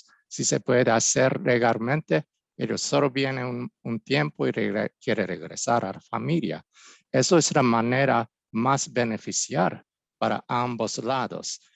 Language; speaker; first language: Spanish; non-native, fluent; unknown